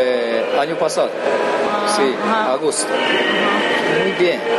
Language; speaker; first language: Spanish; non-native, learner; Japanese